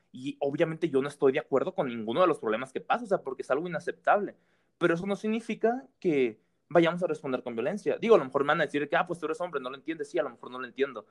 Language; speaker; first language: Spanish; native; Spanish